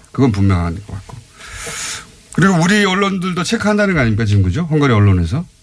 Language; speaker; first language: Korean; native; Korean